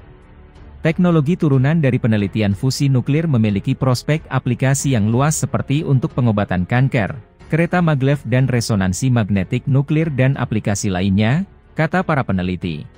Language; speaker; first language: Indonesian; native; Indonesian